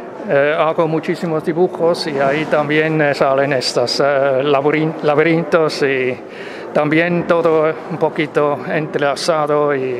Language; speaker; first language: Spanish; non-native, fluent; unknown